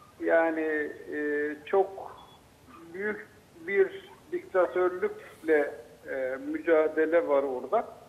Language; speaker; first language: Turkish; native; Turkish